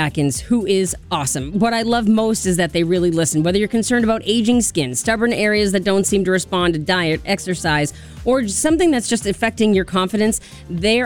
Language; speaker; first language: English; native; English